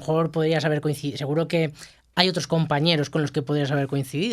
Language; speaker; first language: Spanish; native; Spanish